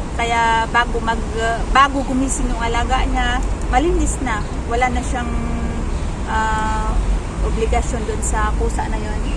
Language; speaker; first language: Filipino; native; Filipino